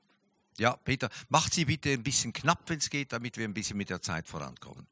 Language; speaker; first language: German; native; German